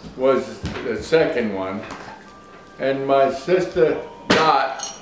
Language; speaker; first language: English; native; English